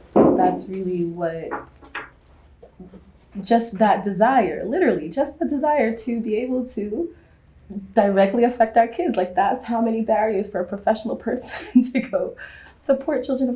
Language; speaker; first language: English; native; English